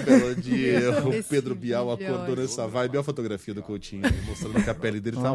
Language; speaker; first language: Portuguese; native; Portuguese